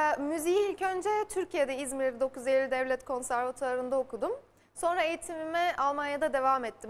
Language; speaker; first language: Turkish; early bilingual, heritage; Turkish